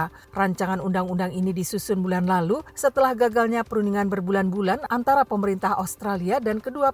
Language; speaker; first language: Indonesian; native; Indonesian